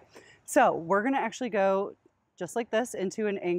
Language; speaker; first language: English; native; English